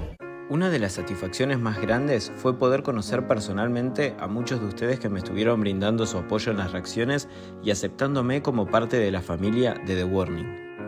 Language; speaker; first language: Spanish; native; Spanish